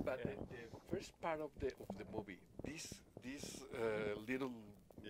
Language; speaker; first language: English; non-native, learner; Spanish